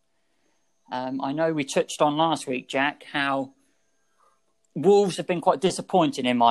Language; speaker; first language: English; native; English